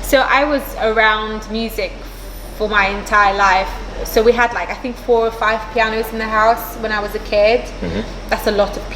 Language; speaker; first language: English; non-native, local second language; Maltese